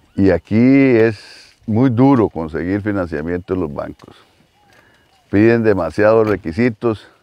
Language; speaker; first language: Spanish; native; Spanish